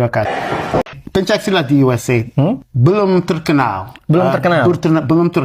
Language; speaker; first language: Indonesian; non-native, learner; English